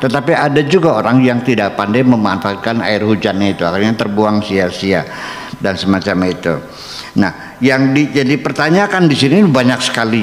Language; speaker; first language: Indonesian; native; Indonesian